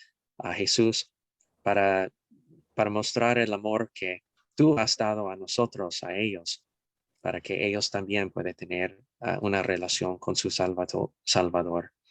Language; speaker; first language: Spanish; non-native, fluent; English